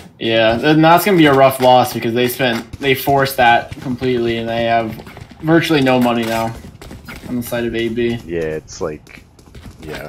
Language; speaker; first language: English; native; English